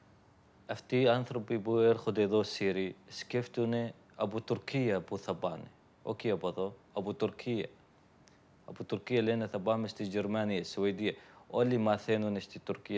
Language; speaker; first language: Greek; non-native, learner; Arabic